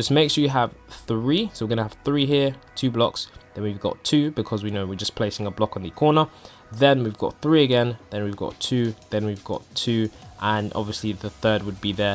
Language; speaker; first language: English; native; English